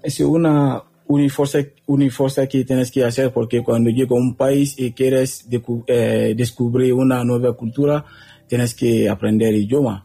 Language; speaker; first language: Spanish; non-native, learner; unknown